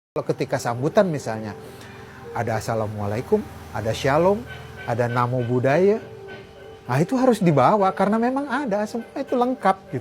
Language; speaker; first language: Indonesian; native; Indonesian